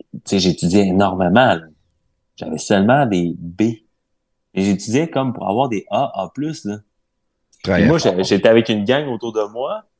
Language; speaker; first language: French; native; French